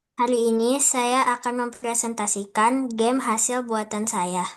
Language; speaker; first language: Indonesian; native; Indonesian